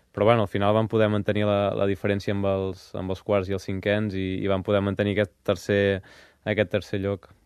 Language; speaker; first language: Catalan; native; Catalan